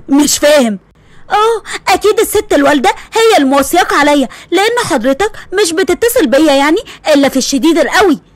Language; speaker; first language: Arabic; native; Arabic